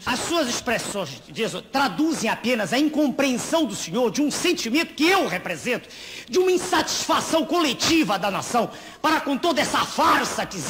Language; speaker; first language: Portuguese; native; Portuguese